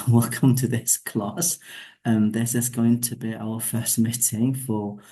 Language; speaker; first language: English; non-native, fluent; Indonesian